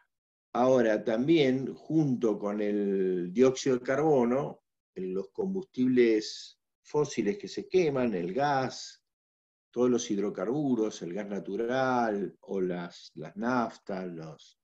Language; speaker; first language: Spanish; native; Spanish